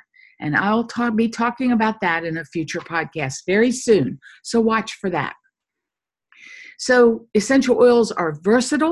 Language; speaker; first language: English; native; English